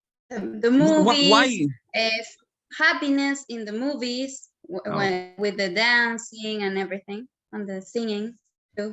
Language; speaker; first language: English; non-native, learner; Spanish